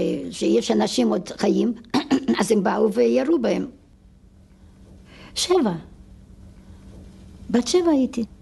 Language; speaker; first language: Hebrew; non-native, fluent; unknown